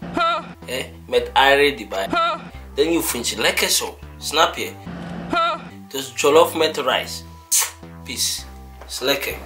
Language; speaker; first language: Dutch; non-native, learner; Akan